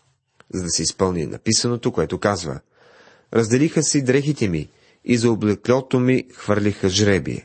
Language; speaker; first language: Bulgarian; native; Bulgarian